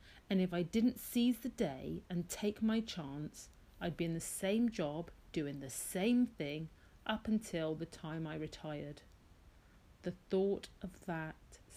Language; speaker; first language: English; native; English